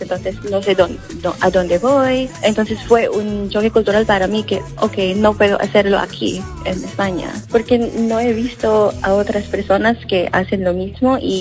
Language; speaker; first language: Spanish; non-native, fluent; Filipino